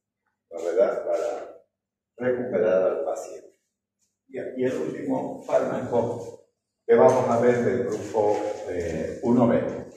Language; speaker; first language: Spanish; native; Spanish